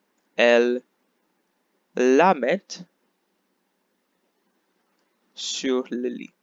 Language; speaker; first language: French; non-native, fluent; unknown